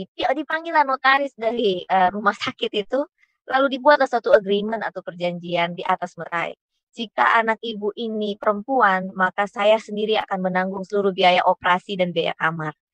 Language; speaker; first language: Indonesian; native; Indonesian